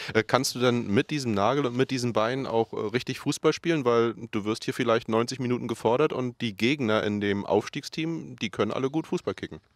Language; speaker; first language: German; native; German